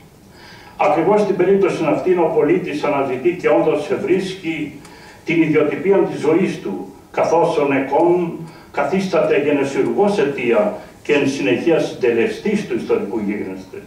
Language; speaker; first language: Greek; native; Greek